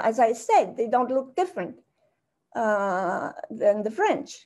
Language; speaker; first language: English; early bilingual, other home language; German